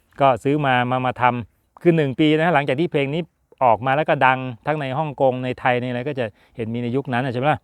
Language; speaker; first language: Thai; native; Thai